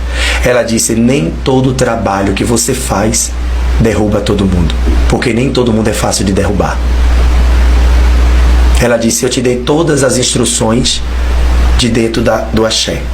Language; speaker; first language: Portuguese; native; Portuguese